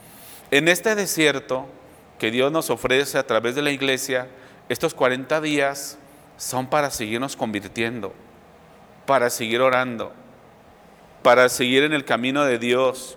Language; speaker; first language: Spanish; native; Spanish